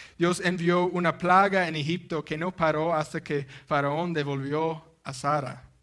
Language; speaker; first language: Spanish; non-native, fluent; English